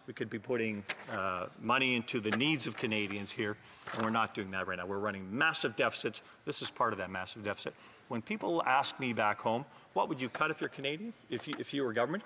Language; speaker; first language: English; native; English